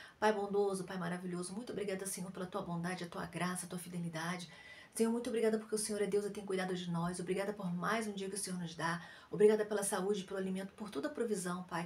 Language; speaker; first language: Portuguese; native; Portuguese